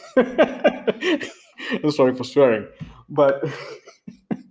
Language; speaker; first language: English; non-native, local second language; Tswana